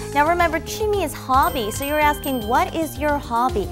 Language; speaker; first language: English; native; English